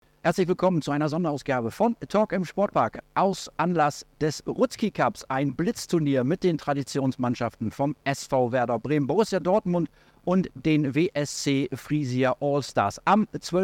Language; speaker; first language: German; native; German